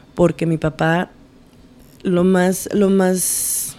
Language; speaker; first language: Spanish; early bilingual, heritage; Spanish